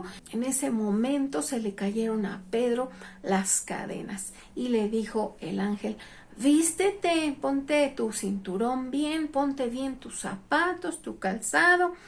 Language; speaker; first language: Spanish; native; Spanish